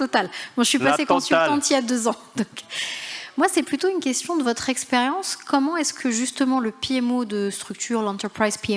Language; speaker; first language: French; native; French